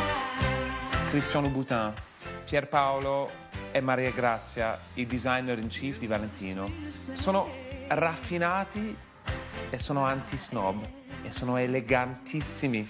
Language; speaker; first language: Italian; non-native, fluent; English